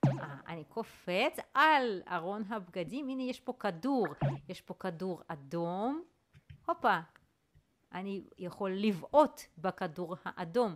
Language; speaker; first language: Hebrew; native; Hebrew